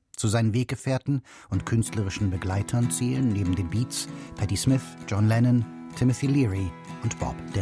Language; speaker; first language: German; native; German